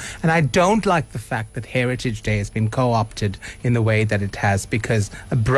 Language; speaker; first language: English; native; English